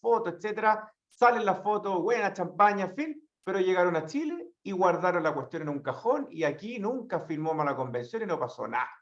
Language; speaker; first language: Spanish; native; Spanish